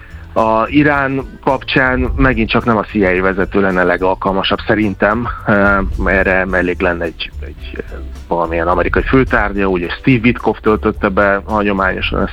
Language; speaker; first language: Hungarian; native; Hungarian